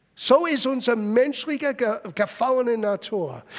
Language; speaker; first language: German; non-native, fluent; English